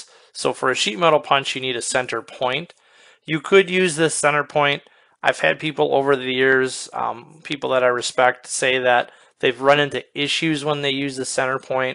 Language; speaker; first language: English; native; English